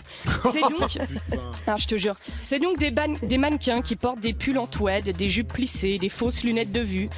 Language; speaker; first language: French; native; French